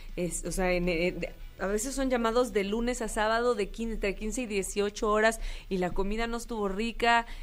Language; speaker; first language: Spanish; native; Spanish